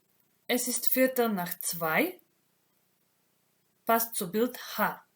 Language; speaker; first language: German; non-native, fluent; Macedonian